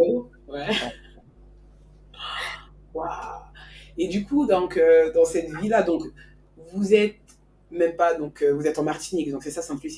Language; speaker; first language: French; native; French